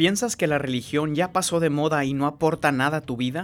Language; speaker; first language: Spanish; native; Spanish